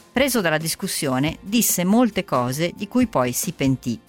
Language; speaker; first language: Italian; native; Italian